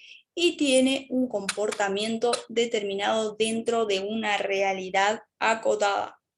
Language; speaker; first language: Spanish; native; Spanish